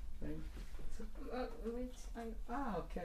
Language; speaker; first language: English; non-native, learner; Polish